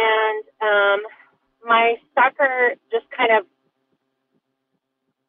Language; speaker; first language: English; native; English